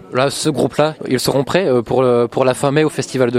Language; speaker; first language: French; native; French